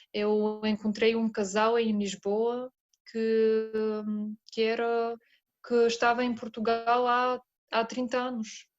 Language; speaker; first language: Portuguese; non-native, fluent; Bulgarian